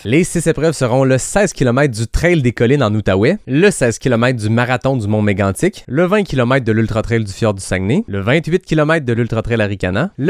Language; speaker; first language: French; native; French